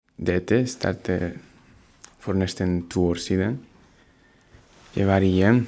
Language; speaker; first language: Norwegian; non-native, learner; Spanish